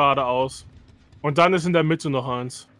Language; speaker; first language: German; native; German